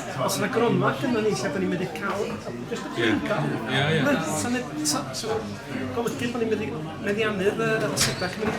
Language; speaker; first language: Welsh; native; Welsh